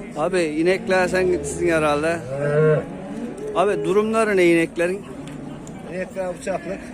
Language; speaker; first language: Turkish; native; Turkish